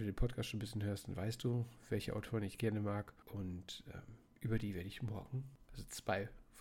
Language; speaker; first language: German; native; German